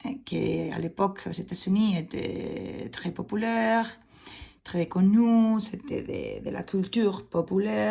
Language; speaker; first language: French; non-native, fluent; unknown